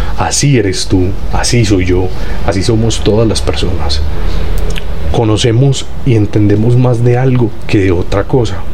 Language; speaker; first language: Spanish; native; Spanish